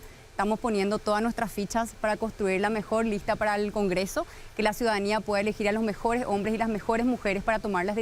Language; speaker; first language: Spanish; native; Spanish